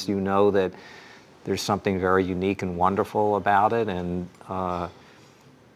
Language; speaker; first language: English; native; English